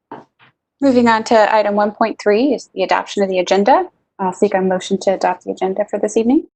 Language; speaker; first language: English; native; English